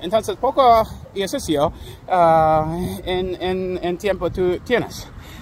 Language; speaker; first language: Spanish; non-native, learner; English